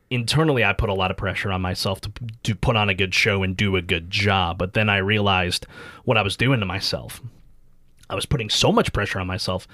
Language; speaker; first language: English; early bilingual, other home language; Filipino